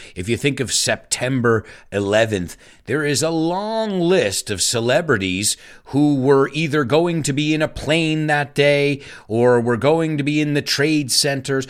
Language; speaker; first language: English; native; English